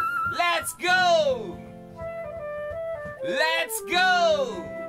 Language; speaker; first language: English; non-native, learner; Italian